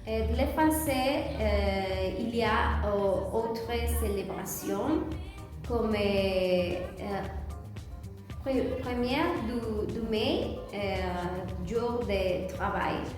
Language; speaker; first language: French; non-native, learner; Spanish